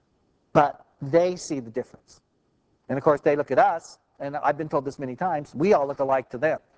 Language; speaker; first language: English; native; English